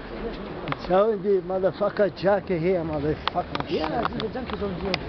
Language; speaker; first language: German; non-native, learner; Kurdish